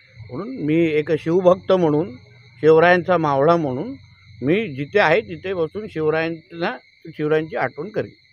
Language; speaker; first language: Marathi; native; Marathi